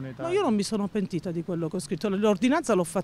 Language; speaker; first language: Italian; native; Italian